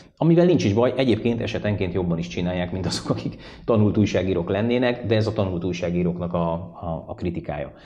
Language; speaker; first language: Hungarian; native; Hungarian